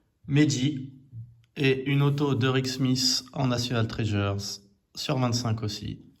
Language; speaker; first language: French; native; French